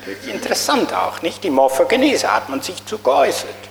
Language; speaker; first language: German; native; German